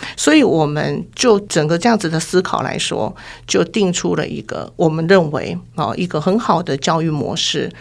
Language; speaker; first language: Chinese; native; Chinese